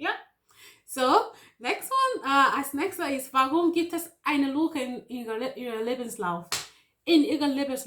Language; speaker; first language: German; non-native, learner; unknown